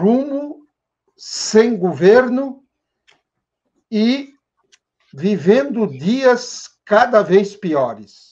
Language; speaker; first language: Portuguese; native; Portuguese